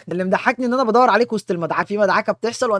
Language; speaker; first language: Arabic; native; Arabic